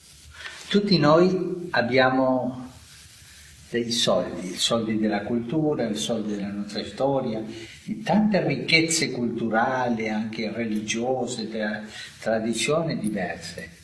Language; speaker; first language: Italian; non-native, fluent; Spanish